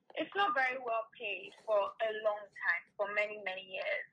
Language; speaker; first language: English; non-native, local second language; Yoruba